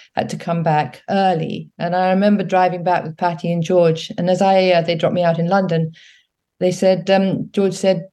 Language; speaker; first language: English; native; English